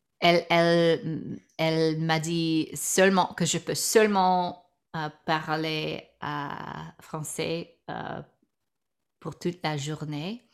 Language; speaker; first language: French; non-native, learner; English